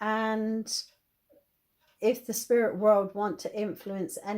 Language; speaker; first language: English; native; English